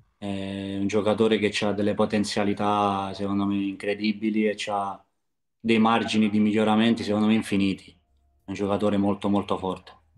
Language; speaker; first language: Italian; native; Italian